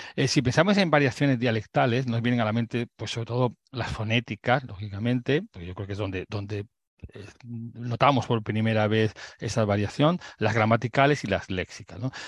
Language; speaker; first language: Spanish; native; Spanish